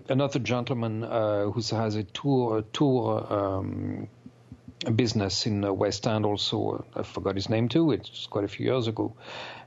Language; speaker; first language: English; non-native, fluent; French